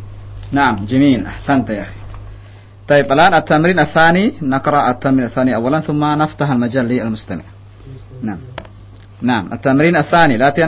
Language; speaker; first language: Arabic; non-native, fluent; Indonesian